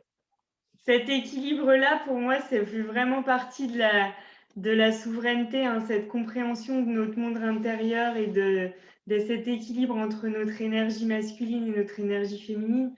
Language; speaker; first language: French; native; French